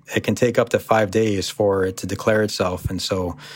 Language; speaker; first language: English; native; English